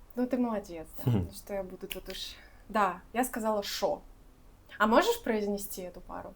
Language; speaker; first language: Russian; native; Russian